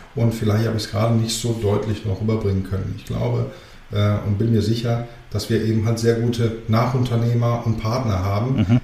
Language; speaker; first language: German; early bilingual, other home language; Greek